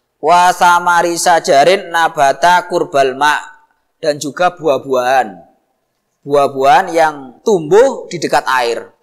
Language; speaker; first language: Indonesian; non-native, local second language; Javanese